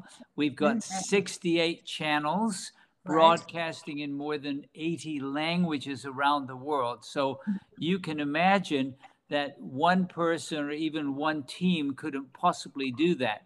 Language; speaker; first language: English; native; English